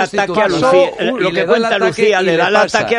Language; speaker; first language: Spanish; native; Spanish